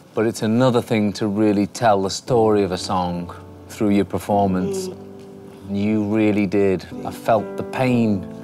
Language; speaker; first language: English; native; English